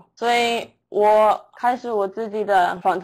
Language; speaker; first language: Chinese; non-native, learner; English